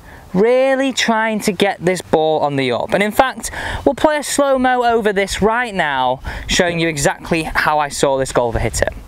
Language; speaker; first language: English; native; English